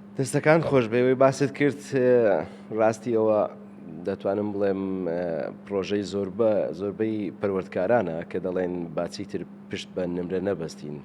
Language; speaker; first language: Central Kurdish; native; Central Kurdish